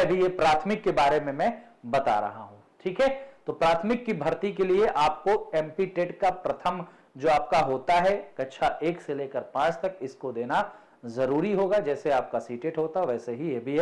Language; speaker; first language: Hindi; native; Hindi